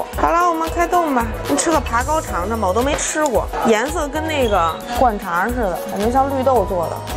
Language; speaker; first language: Chinese; native; Chinese